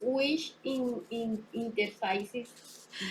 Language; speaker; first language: English; non-native, learner; Spanish